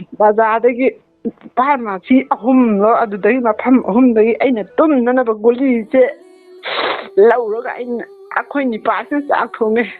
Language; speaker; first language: Manipuri; native; Manipuri